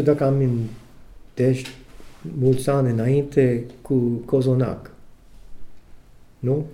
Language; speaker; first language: Romanian; non-native, learner; English